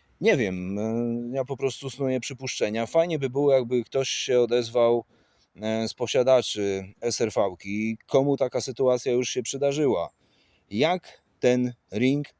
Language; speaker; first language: Polish; native; Polish